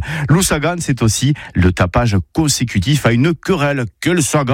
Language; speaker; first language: French; native; French